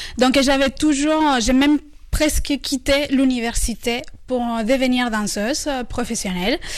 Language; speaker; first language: French; non-native, fluent; Spanish